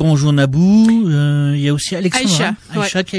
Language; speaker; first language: French; native; French